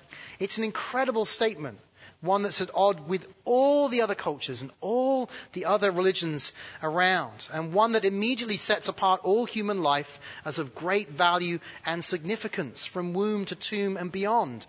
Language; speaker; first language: English; native; English